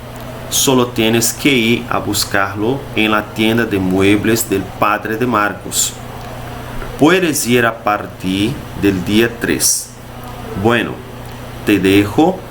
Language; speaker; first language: Spanish; non-native, fluent; Portuguese